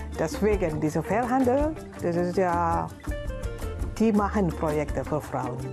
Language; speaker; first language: German; non-native, learner; Indonesian